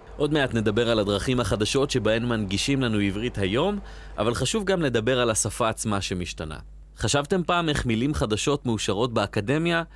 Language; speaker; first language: Hebrew; native; Hebrew